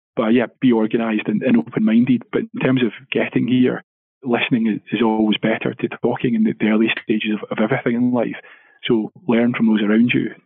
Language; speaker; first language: English; native; English